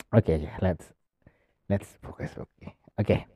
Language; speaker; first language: English; non-native, learner; Indonesian